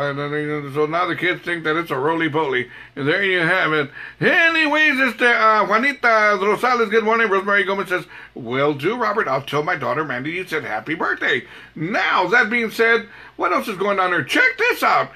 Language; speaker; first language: English; native; English